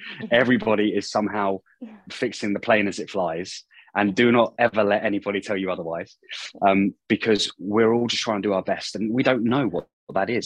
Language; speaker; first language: English; native; English